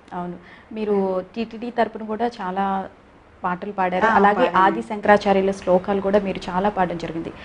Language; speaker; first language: Telugu; native; Telugu